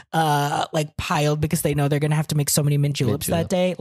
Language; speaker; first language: English; non-native, local second language; Filipino